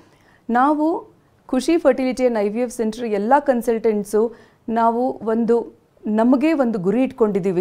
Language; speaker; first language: Kannada; native; Kannada